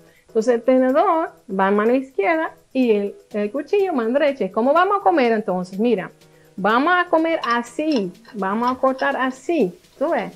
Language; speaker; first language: Spanish; non-native, fluent; Dutch